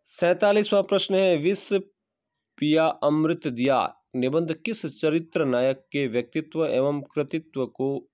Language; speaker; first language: Hindi; native; Hindi